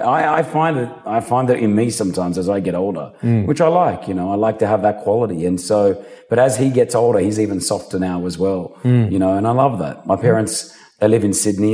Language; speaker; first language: English; native; English